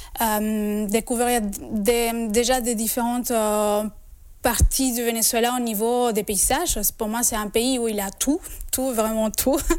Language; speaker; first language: French; non-native, fluent; Spanish